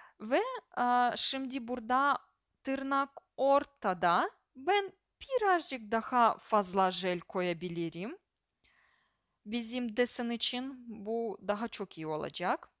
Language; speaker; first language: Turkish; non-native, fluent; Russian